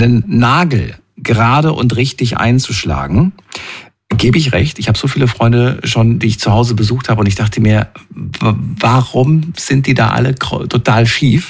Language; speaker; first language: German; native; German